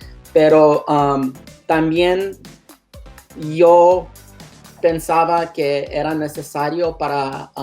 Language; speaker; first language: Spanish; early bilingual, heritage; Spanish